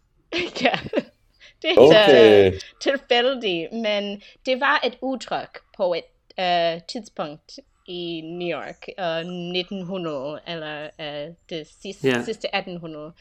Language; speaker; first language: Danish; non-native, fluent; English